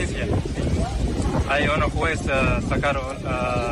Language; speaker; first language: Spanish; non-native, learner; Arabic